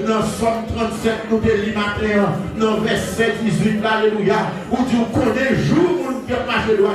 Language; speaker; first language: French; non-native, local second language; Haitian Creole